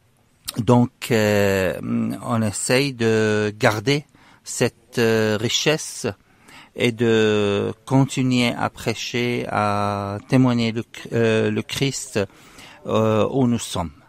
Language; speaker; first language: French; non-native, fluent; Arabic